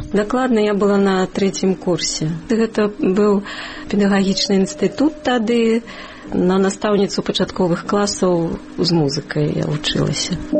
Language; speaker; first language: Belarusian; non-native, local second language; Russian